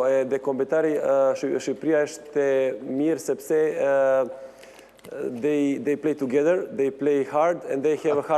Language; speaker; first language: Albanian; non-native, learner; Serbian